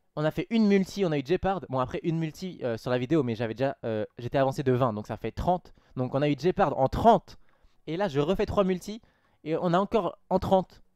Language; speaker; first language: French; native; French